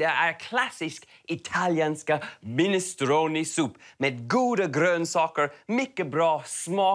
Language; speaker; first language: Swedish; non-native, learner; English